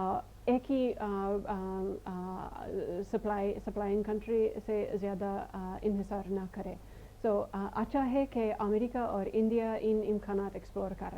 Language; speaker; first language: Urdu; non-native, fluent; English